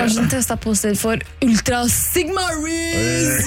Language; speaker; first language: Norwegian; native; Norwegian